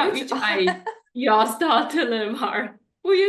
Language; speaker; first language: Turkish; non-native, learner; German